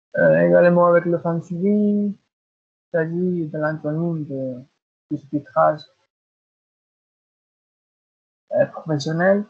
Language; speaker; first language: French; non-native, learner; Spanish